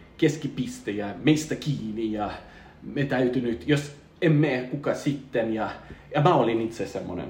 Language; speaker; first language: Finnish; non-native, fluent; Russian